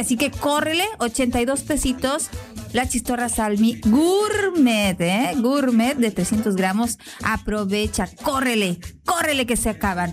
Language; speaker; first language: Spanish; native; Spanish